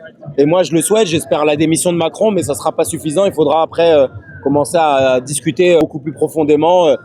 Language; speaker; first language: French; native; French